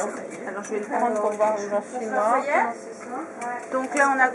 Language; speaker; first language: French; native; French